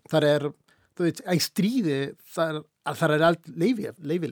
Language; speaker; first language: Icelandic; non-native, fluent; Spanish